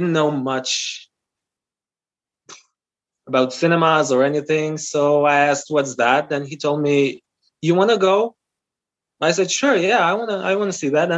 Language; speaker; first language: English; non-native, fluent; Albanian